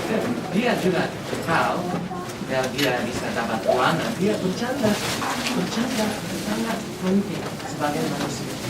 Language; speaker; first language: Indonesian; non-native, fluent; Japanese